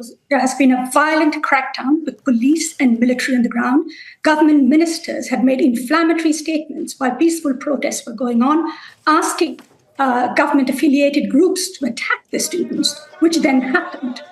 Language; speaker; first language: English; non-native, local second language; Bangla